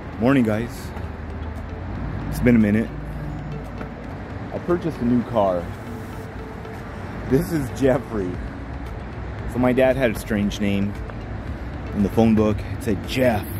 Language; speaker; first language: English; native; English